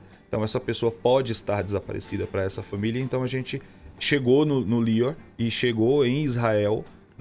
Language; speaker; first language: Portuguese; native; Portuguese